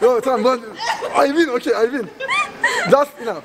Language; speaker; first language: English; non-native, learner; Turkish